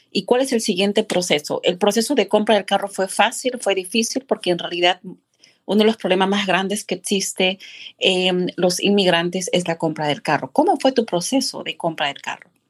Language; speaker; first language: Spanish; native; Spanish